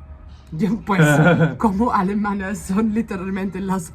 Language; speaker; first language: Spanish; non-native, fluent; German